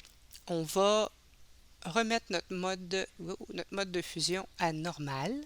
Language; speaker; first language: French; native; French